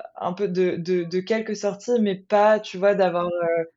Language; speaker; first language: French; native; French